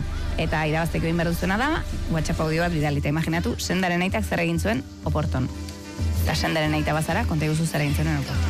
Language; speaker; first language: Basque; native; Basque